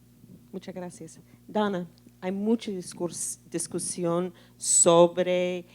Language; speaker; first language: Spanish; non-native, fluent; English